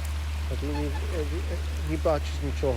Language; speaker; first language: Ukrainian; non-native, learner; English